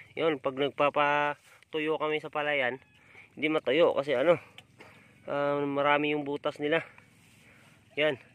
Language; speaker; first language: Filipino; non-native, local second language; Cebuano